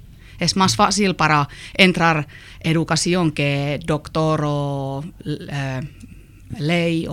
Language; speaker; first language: Spanish; non-native, learner; Finnish